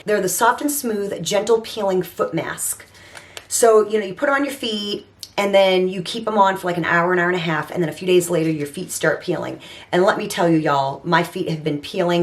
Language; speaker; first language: English; native; English